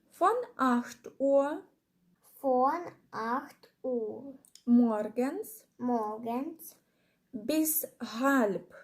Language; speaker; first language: German; non-native, fluent; Ukrainian